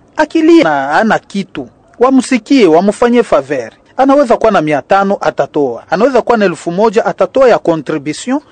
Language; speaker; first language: Swahili; native; Swahili